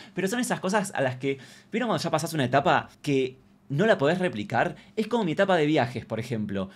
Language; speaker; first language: Spanish; native; Spanish